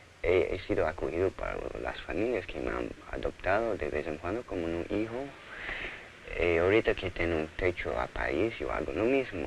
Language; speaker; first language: Spanish; non-native, fluent; English